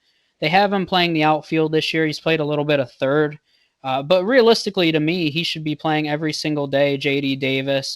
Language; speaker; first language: English; native; English